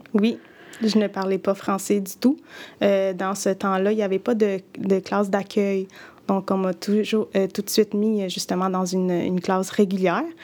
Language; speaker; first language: French; early bilingual, other home language; Spanish